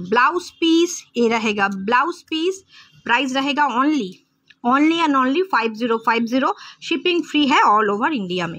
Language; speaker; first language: Hindi; non-native, local second language; Bangla